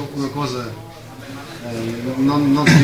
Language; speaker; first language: Italian; non-native, learner; Russian